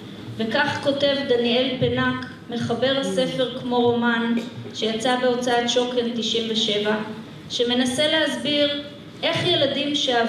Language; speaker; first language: Hebrew; native; Hebrew